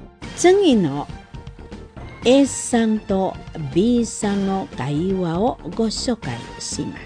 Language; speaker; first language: Japanese; non-native, fluent; Indonesian